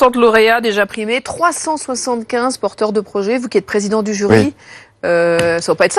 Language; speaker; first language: French; native; French